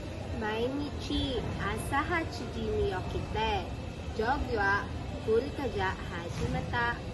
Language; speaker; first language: Japanese; non-native, learner; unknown